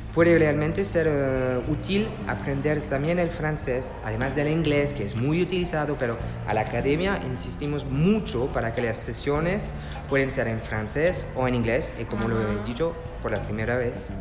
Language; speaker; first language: Spanish; non-native, learner; French